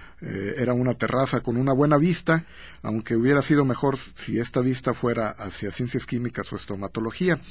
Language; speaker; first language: Spanish; native; Spanish